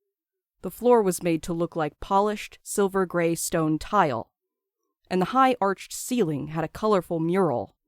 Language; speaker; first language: English; native; English